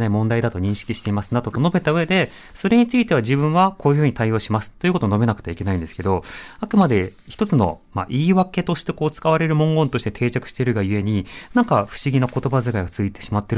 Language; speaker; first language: Japanese; native; Japanese